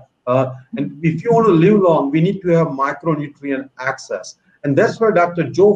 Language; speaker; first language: English; non-native, local second language; Gujarati